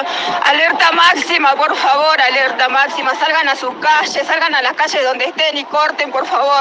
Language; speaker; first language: Spanish; native; Spanish